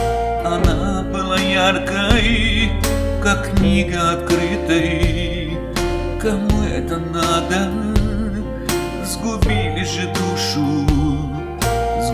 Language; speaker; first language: Russian; native; Russian